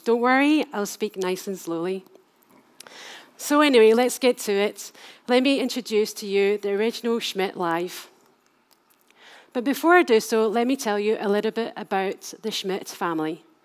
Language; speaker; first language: English; native; English